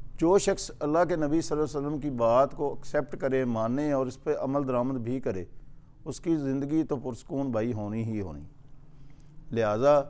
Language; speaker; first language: Urdu; non-native, local second language; Punjabi